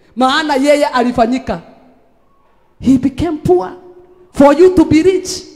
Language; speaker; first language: English; non-native, local second language; Swahili